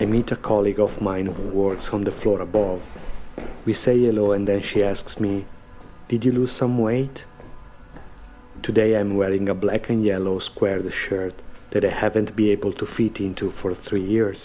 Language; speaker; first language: English; non-native, fluent; Italian